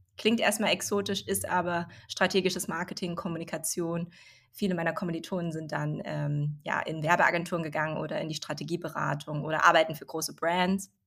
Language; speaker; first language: German; early bilingual, other home language; Chinese